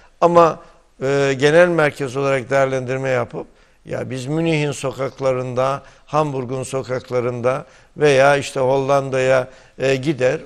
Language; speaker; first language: Turkish; native; Turkish